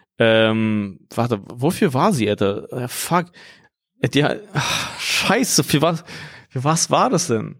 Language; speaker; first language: German; non-native, fluent; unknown